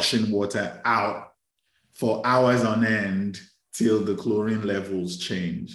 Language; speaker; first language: English; non-native, local second language; Yoruba